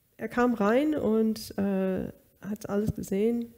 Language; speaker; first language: German; non-native, fluent; English